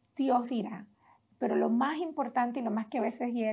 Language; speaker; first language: Spanish; native; Spanish